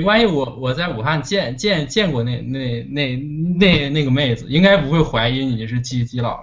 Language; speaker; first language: Chinese; native; Chinese